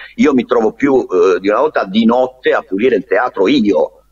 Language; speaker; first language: Italian; native; Italian